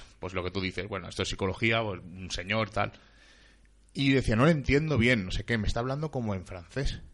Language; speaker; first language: Spanish; native; Spanish